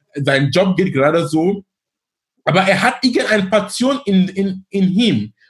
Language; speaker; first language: German; non-native, fluent; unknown